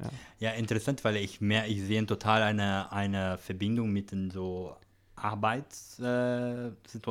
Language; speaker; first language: German; non-native, learner; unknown